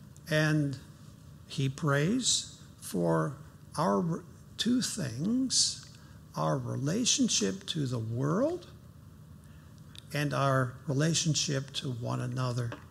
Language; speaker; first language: English; native; English